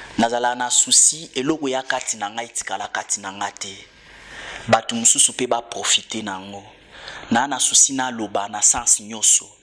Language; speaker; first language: Lingala; non-native, local second language; Swahili